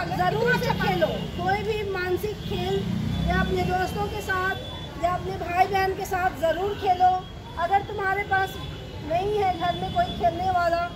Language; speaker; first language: Hindi; native; Hindi